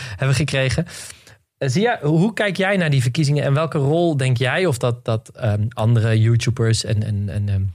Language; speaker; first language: Dutch; native; Dutch